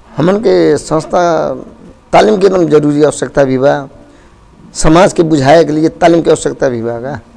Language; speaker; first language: Bhojpuri; non-native, local second language; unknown